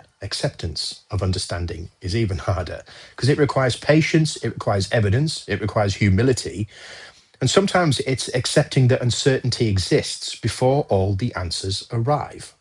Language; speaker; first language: English; native; English